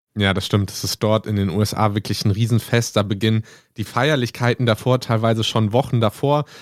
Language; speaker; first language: German; native; German